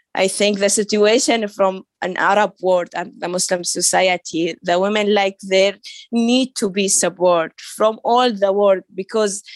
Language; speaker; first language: English; non-native, learner; Arabic